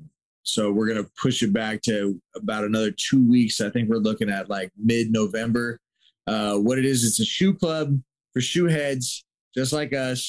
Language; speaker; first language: English; native; English